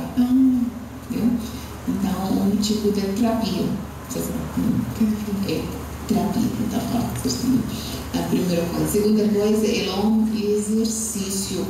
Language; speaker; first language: Portuguese; non-native, learner; Arabic